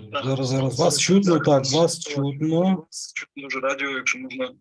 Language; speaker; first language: Ukrainian; native; Ukrainian